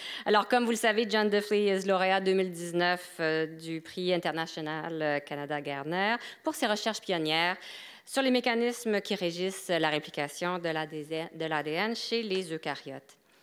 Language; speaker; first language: French; native; French